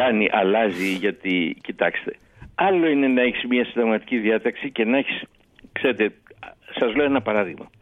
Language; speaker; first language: Greek; native; Greek